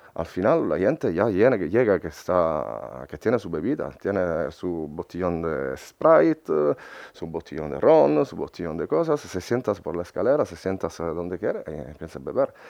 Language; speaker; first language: Spanish; non-native, fluent; Italian